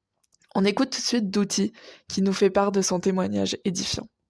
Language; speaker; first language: French; native; French